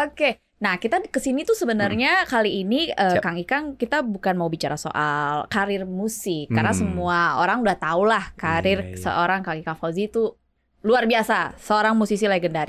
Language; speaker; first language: Indonesian; native; Indonesian